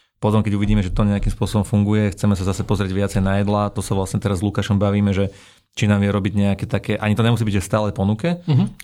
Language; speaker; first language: Slovak; native; Slovak